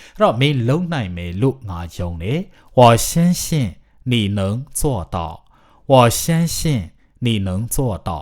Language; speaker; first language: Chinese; non-native, fluent; Burmese